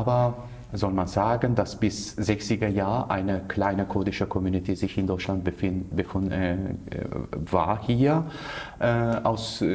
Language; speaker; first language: German; non-native, fluent; Kurdish